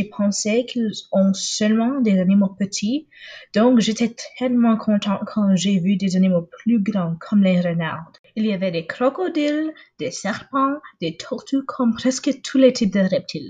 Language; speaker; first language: French; non-native, local second language; English